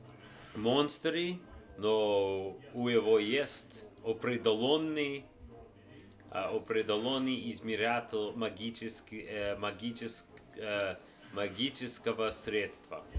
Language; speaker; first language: Russian; non-native, learner; English